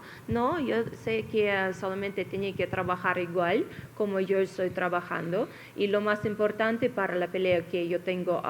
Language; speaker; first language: Spanish; non-native, fluent; Russian